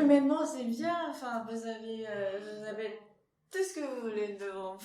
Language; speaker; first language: French; non-native, fluent; Japanese